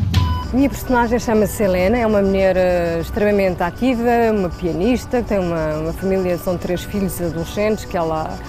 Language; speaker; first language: Portuguese; native; Portuguese